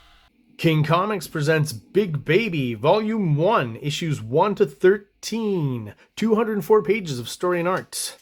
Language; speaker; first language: English; native; English